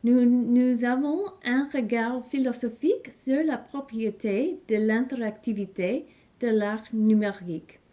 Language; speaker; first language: French; non-native, learner; English